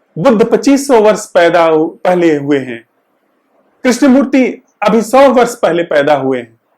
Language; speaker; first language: Hindi; native; Hindi